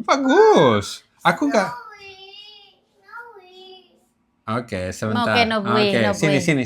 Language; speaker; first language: Indonesian; non-native, learner; Catalan